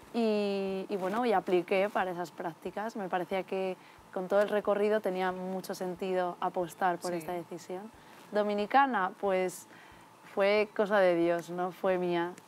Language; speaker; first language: Spanish; native; Spanish